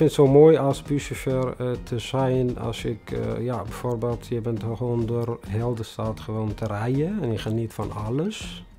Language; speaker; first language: Dutch; non-native, fluent; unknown